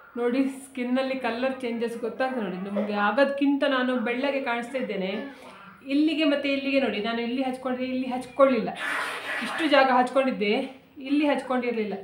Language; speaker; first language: Kannada; non-native, local second language; Konkani